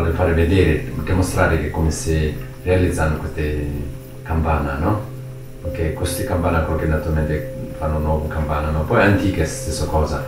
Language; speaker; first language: Italian; non-native, learner; Tibetan